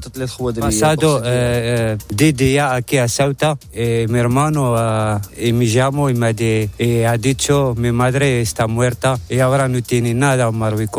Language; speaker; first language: Spanish; non-native, learner; Arabic